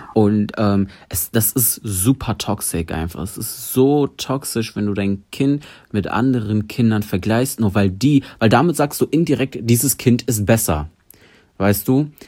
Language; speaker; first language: German; early bilingual, other home language; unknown